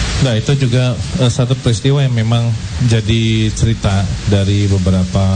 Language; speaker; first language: Indonesian; native; Indonesian